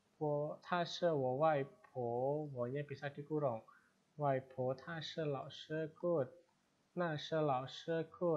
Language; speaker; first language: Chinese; non-native, fluent; Indonesian